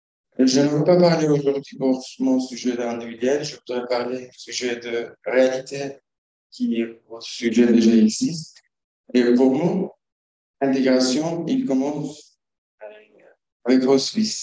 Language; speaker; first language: French; non-native, learner; Kurdish